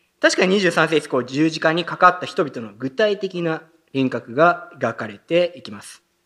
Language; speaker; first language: Japanese; native; Japanese